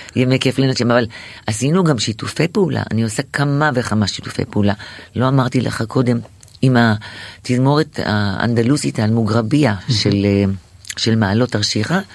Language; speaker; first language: Hebrew; native; Hebrew